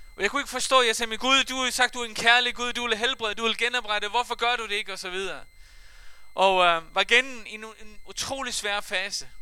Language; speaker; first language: Danish; non-native, fluent; Faroese